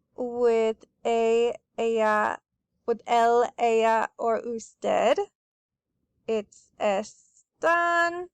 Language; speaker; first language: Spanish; non-native, fluent; English